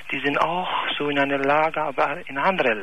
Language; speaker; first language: German; non-native, learner; Albanian